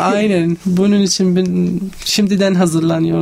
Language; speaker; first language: Turkish; non-native, learner; Arabic